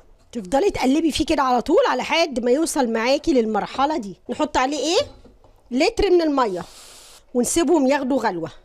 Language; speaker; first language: Arabic; native; Arabic